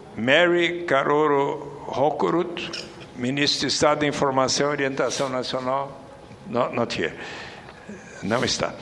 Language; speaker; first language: Portuguese; native; Portuguese